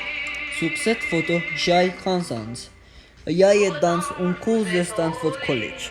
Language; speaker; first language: French; non-native, learner; Spanish